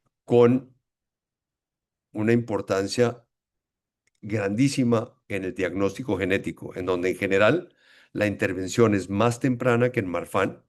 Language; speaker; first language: Spanish; native; Spanish